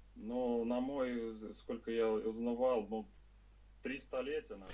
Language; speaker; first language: Russian; native; Russian